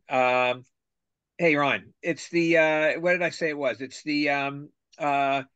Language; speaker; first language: English; native; English